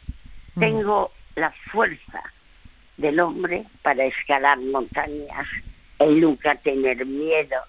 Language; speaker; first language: Spanish; early bilingual, other home language; French